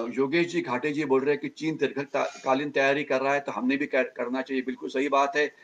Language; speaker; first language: Hindi; non-native, local second language; Marathi